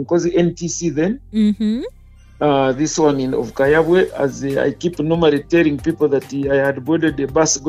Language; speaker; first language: English; non-native, local second language; Nyankole